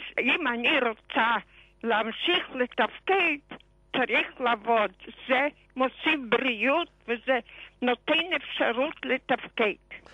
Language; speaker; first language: Hebrew; non-native, fluent; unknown